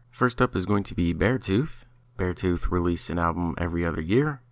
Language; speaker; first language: English; native; English